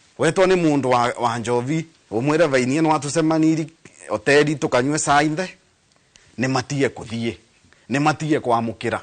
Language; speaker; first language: Kikuyu; non-native, local second language; Embu